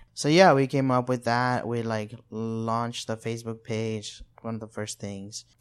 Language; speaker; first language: English; non-native, fluent; Spanish